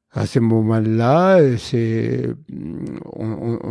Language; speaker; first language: French; non-native, fluent; Spanish